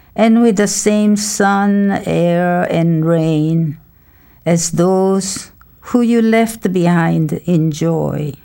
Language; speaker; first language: English; non-native, fluent; Korean